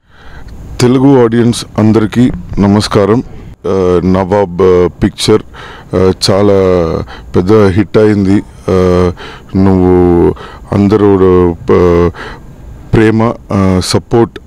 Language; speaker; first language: Telugu; non-native, learner; Tamil